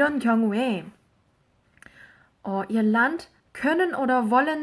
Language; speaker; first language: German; non-native, fluent; Korean